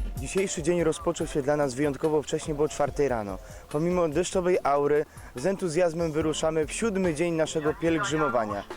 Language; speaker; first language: Polish; native; Polish